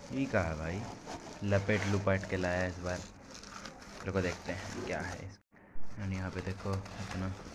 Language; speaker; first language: Hindi; native; Hindi